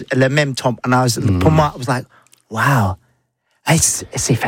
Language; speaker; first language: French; non-native, learner; English